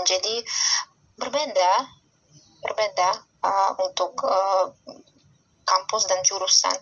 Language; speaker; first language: Indonesian; non-native, fluent; Russian